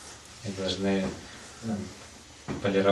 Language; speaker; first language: Russian; native; Russian